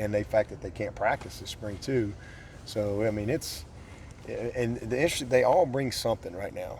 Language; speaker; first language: English; native; English